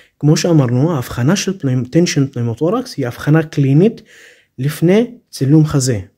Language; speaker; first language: Hebrew; non-native, local second language; Arabic